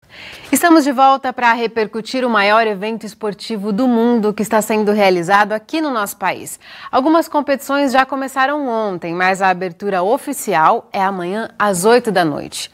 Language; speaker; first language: Portuguese; native; Portuguese